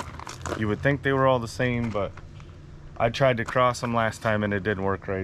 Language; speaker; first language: English; native; English